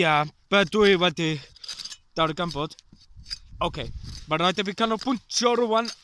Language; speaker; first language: Welsh; non-native, learner; English